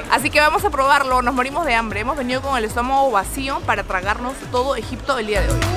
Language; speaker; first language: Spanish; native; Spanish